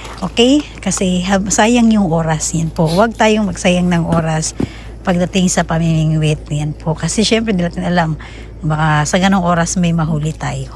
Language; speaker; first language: Filipino; non-native, local second language; Cebuano